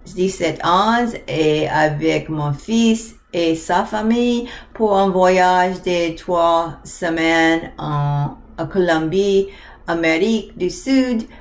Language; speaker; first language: French; non-native, learner; English